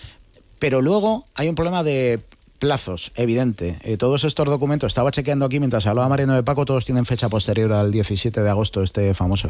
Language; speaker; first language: Spanish; native; Spanish